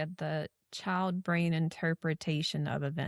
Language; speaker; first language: English; native; English